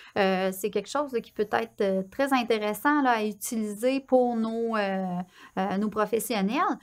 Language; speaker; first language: French; native; French